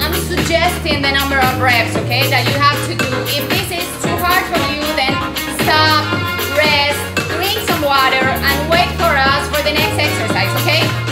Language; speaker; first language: English; non-native, fluent; Spanish